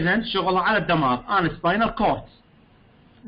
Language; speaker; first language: Arabic; native; Arabic